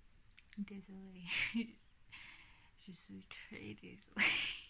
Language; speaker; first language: French; non-native, learner; English